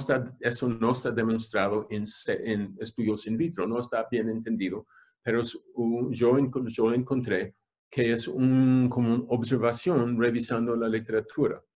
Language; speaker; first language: Spanish; non-native, fluent; English